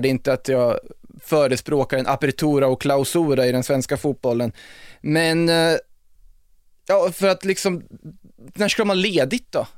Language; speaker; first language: Swedish; native; Swedish